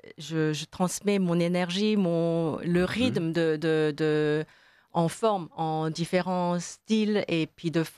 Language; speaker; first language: French; non-native, fluent; Korean